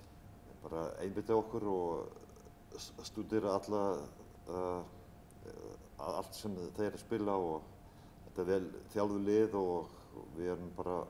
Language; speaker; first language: Icelandic; non-native, fluent; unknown